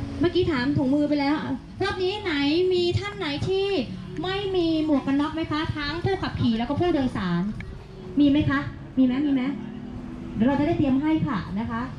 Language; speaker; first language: Thai; native; Thai